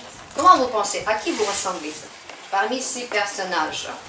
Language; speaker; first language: French; non-native, fluent; Ukrainian